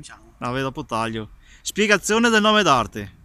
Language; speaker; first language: Italian; native; Italian